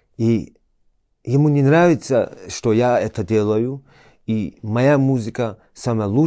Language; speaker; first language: Russian; early bilingual, heritage; Chechen